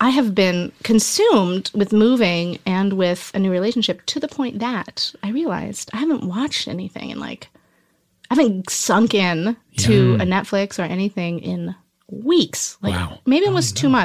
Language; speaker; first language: English; native; English